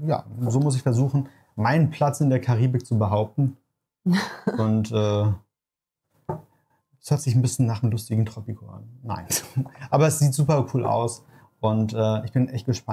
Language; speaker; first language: German; native; German